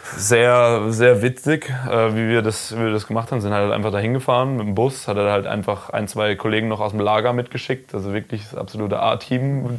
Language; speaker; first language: German; native; German